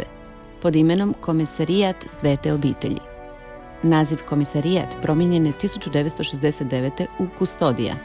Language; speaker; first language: Croatian; native; Croatian